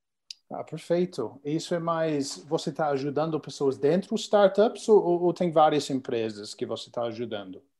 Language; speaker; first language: Portuguese; non-native, learner; English